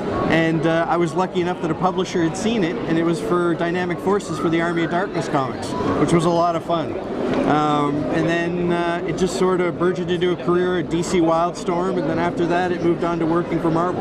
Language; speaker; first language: English; native; English